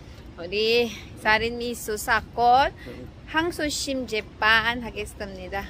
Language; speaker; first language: Korean; non-native, local second language; Filipino